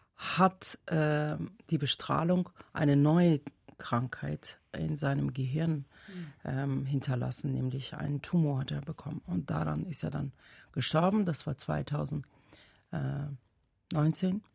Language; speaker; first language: German; non-native, fluent; Tajik